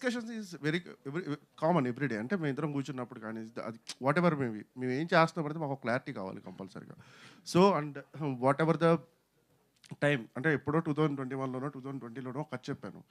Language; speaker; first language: Telugu; native; Telugu